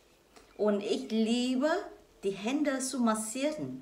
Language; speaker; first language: German; non-native, learner; Vietnamese